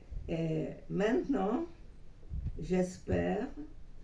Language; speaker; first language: French; non-native, fluent; Hungarian